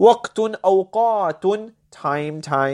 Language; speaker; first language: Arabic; non-native, fluent; English